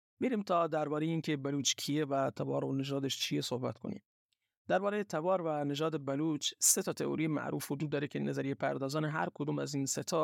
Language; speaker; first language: Persian; non-native, local second language; Baluchi